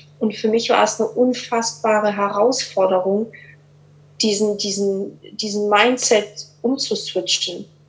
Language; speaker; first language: German; early bilingual, other home language; Portuguese